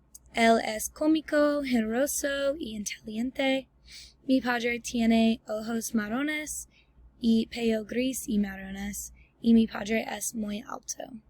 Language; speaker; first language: Spanish; non-native, learner; English